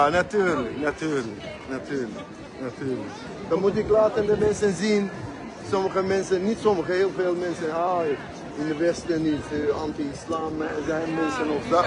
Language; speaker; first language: Dutch; non-native, fluent; Azerbaijani